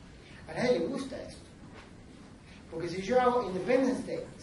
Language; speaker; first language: Spanish; native; Spanish